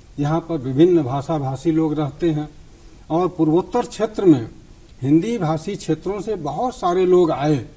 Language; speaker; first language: Hindi; native; Hindi